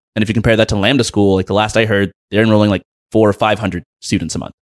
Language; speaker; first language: English; native; English